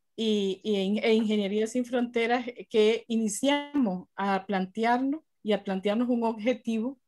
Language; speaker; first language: Spanish; native; Spanish